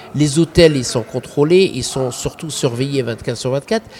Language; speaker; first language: French; non-native, local second language; Arabic